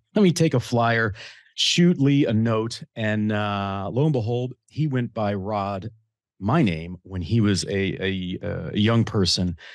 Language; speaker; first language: English; native; English